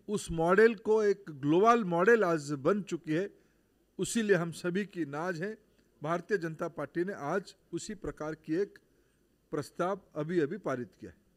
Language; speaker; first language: Hindi; non-native, local second language; Odia